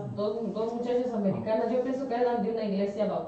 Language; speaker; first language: Spanish; native; Spanish